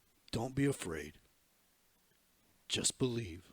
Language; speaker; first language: English; native; English